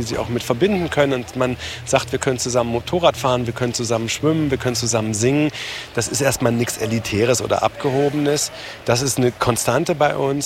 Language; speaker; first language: German; native; German